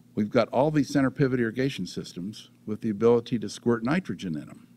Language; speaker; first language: English; native; English